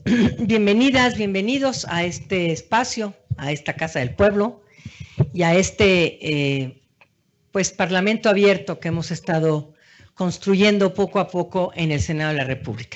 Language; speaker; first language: Spanish; native; Spanish